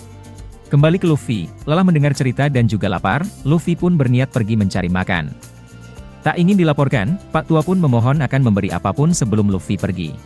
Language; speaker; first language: Indonesian; native; Indonesian